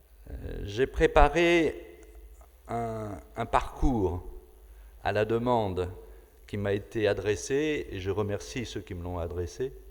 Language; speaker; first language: French; native; French